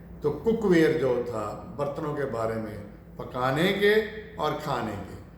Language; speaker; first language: Urdu; non-native, local second language; Punjabi